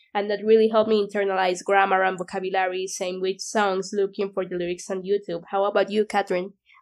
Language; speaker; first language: English; non-native, fluent; Spanish